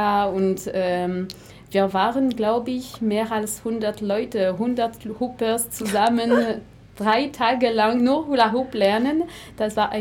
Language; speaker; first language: German; non-native, fluent; French